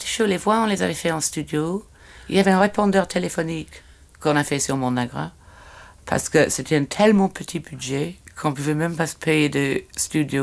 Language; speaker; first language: French; native; French